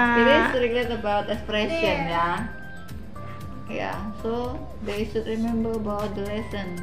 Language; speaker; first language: English; non-native, fluent; Indonesian